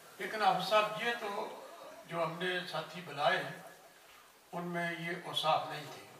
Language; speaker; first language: Urdu; non-native, local second language; Punjabi